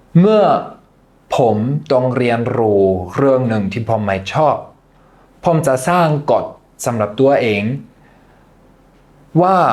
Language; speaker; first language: Thai; non-native, fluent; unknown